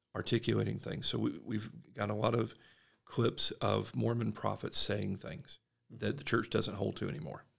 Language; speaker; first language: English; native; English